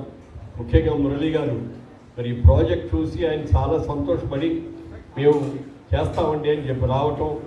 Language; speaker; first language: Telugu; native; Telugu